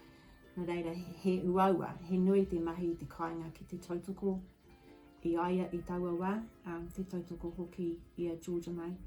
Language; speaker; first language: Māori; non-native, local second language; English